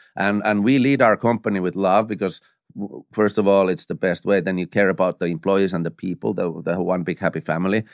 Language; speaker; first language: English; non-native, fluent; Finnish